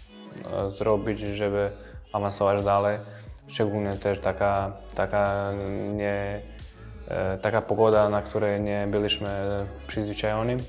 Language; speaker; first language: Polish; non-native, fluent; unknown